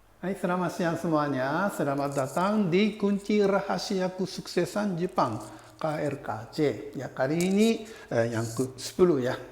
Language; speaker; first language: Indonesian; non-native, fluent; Japanese